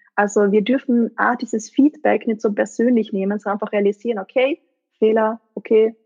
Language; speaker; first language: German; native; German